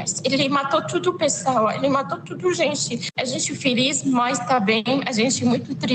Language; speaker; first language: Portuguese; non-native, learner; Arabic